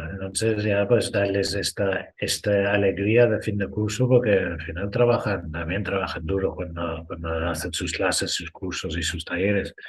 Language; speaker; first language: Spanish; non-native, fluent; English